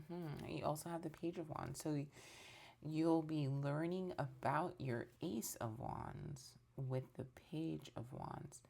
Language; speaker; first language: English; native; English